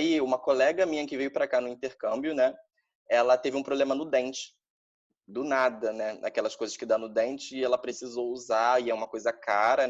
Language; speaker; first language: Portuguese; native; Portuguese